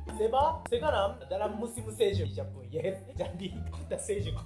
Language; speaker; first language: Malay; non-native, learner; Japanese